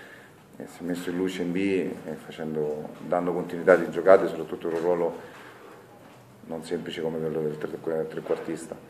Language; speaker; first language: Italian; native; Italian